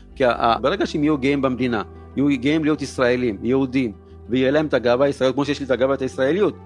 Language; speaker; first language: Hebrew; early bilingual, other home language; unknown